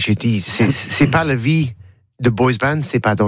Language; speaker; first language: French; non-native, learner; English